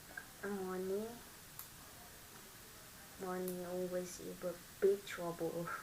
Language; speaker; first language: English; non-native, learner; Vietnamese